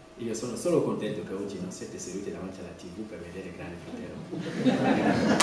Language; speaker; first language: Italian; non-native, fluent; French